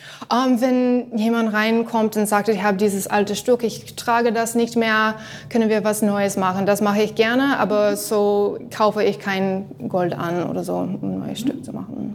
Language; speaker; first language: German; non-native, learner; English